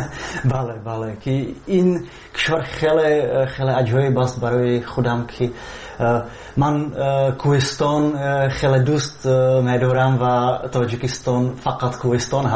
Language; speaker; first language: Persian; non-native, fluent; Slovak